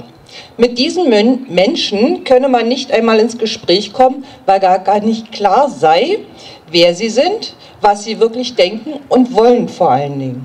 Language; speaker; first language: German; native; German